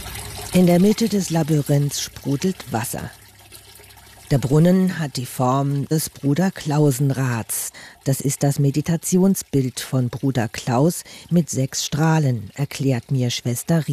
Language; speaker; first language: German; native; German